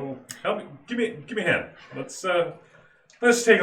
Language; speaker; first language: English; native; English